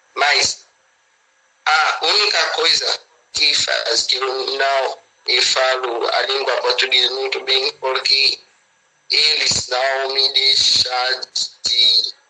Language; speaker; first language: Portuguese; non-native, fluent; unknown